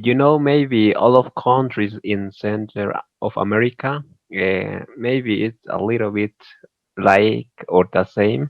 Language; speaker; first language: English; non-native, learner; Spanish